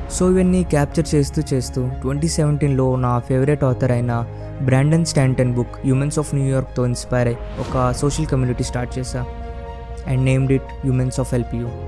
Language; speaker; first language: Telugu; early bilingual, heritage; Telugu